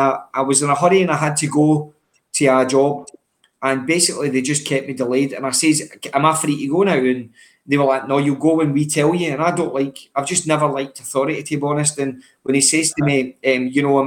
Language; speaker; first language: English; native; English